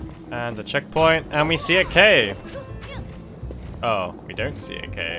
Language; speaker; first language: English; native; English